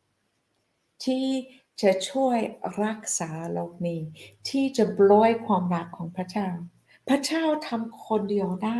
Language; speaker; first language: Thai; non-native, fluent; English